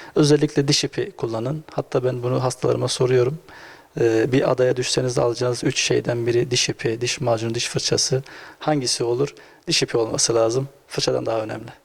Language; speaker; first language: Turkish; native; Turkish